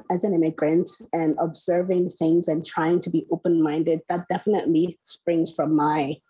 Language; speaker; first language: English; non-native, local second language; Igbo